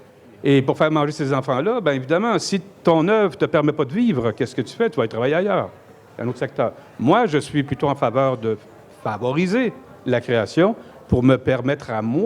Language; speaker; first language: French; native; French